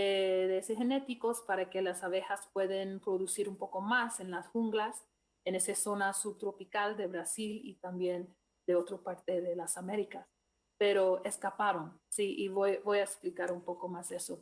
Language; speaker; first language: Spanish; non-native, fluent; English